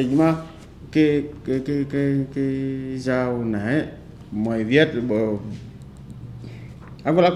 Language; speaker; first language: Vietnamese; non-native, learner; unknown